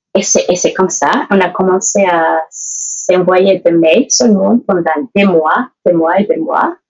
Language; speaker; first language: French; non-native, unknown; Spanish